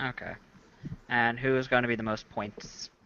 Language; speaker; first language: English; native; English